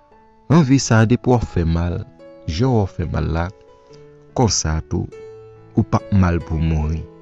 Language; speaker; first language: French; non-native, local second language; Haitian Creole